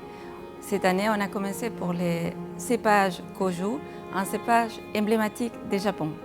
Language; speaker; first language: French; non-native, fluent; Japanese